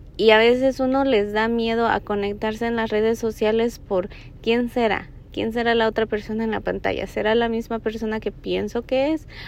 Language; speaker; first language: Spanish; early bilingual, heritage; Spanish